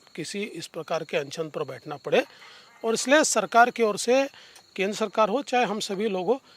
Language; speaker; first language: Hindi; non-native, local second language; Marathi